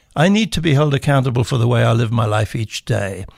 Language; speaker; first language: English; native; English